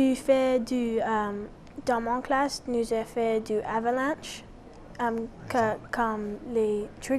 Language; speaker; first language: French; non-native, local second language; English